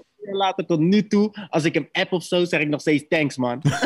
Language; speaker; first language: Dutch; non-native, learner; English